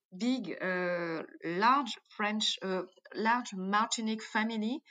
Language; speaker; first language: English; non-native, fluent; French